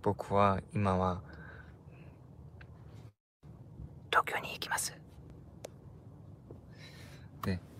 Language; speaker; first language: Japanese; non-native, learner; Korean